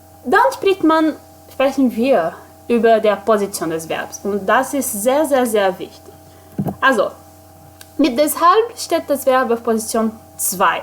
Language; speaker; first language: German; non-native, fluent; Portuguese